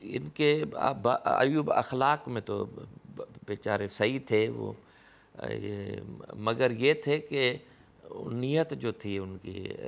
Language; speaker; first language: Urdu; non-native, local second language; Sindhi